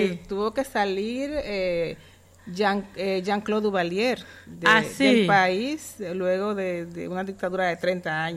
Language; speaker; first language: Spanish; native; Spanish